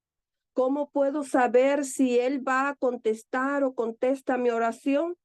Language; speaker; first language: Spanish; native; Spanish